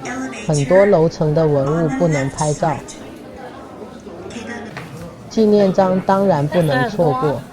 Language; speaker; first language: Chinese; native; Chinese